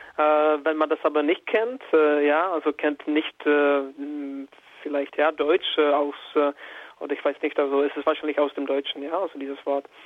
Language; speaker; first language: German; non-native, fluent; Czech